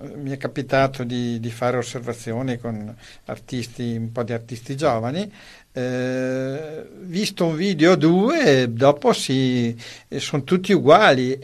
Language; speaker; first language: Italian; native; Italian